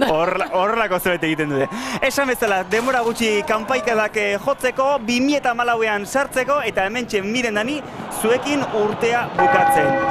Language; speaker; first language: Basque; native; Basque